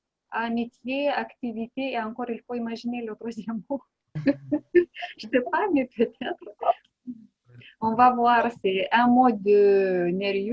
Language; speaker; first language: French; non-native, fluent; Lithuanian